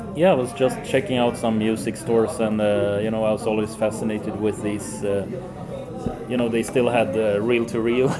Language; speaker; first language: English; early bilingual, other home language; Swedish